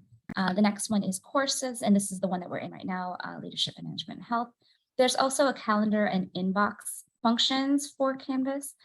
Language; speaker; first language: English; native; English